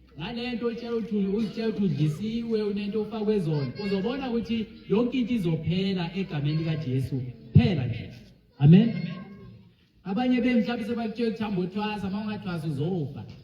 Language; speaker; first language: Zulu; non-native, local second language; Swati